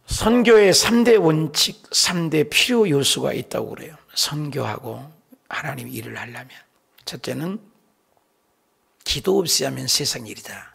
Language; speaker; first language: Korean; native; Korean